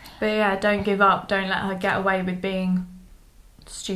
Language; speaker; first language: English; native; English